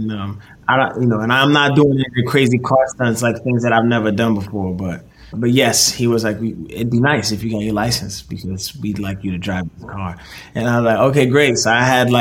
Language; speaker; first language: English; native; English